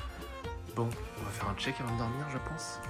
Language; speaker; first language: French; native; French